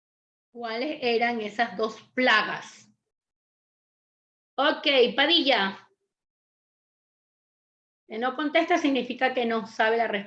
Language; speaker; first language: Spanish; native; Spanish